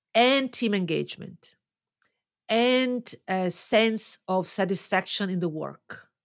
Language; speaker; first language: English; non-native, fluent; Italian